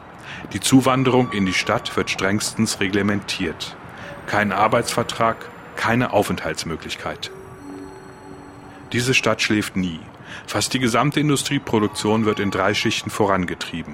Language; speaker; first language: German; native; German